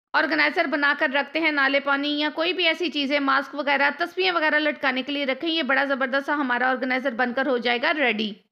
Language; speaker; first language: Hindi; native; Hindi